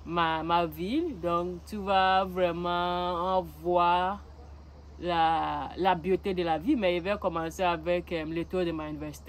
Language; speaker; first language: French; non-native, learner; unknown